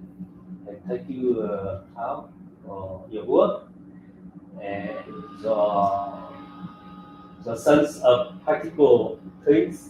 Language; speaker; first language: English; non-native, fluent; French